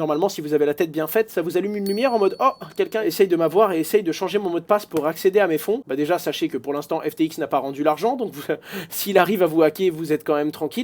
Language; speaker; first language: French; native; French